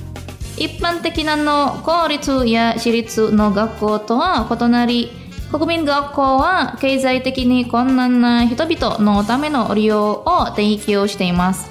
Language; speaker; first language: Japanese; non-native, fluent; Indonesian